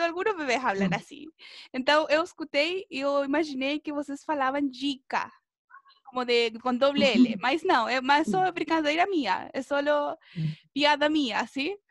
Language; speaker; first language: Portuguese; non-native, fluent; Spanish